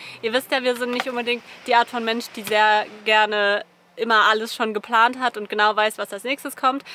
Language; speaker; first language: German; native; German